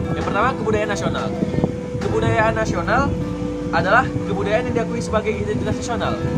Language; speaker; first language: Indonesian; native; Indonesian